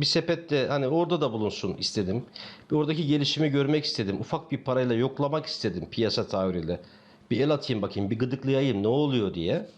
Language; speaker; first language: Turkish; native; Turkish